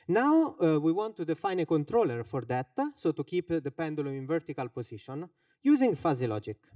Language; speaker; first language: English; non-native, fluent; Finnish